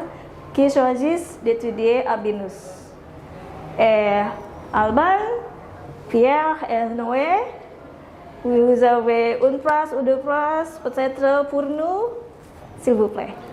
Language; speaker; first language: French; non-native, learner; Indonesian